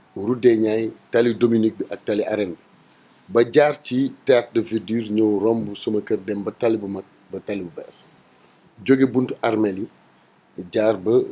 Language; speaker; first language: Wolof; native; Wolof